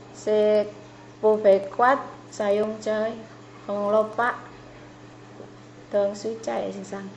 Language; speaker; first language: Cantonese; non-native, learner; Indonesian